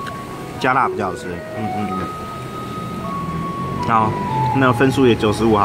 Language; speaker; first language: Chinese; native; Chinese